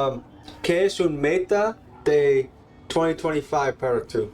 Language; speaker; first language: Spanish; non-native, learner; English